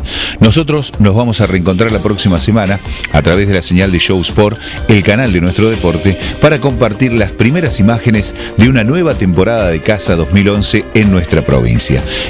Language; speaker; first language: Spanish; native; Spanish